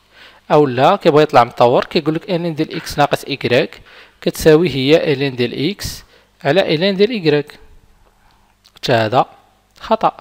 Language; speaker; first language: Arabic; native; Arabic